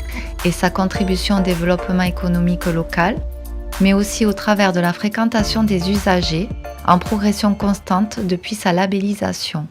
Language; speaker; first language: French; native; French